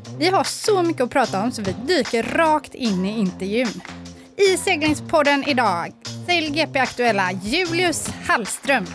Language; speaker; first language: Swedish; native; Swedish